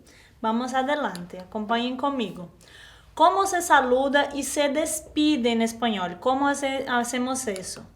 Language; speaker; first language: Spanish; non-native, fluent; Portuguese